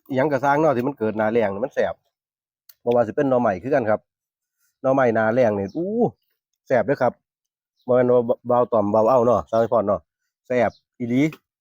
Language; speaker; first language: Thai; native; Thai